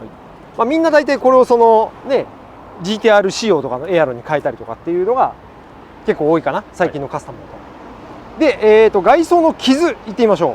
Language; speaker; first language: Japanese; native; Japanese